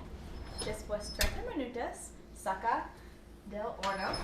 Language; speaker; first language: Spanish; non-native, learner; English